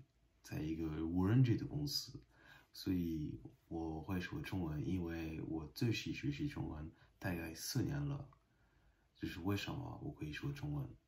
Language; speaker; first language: Chinese; non-native, learner; French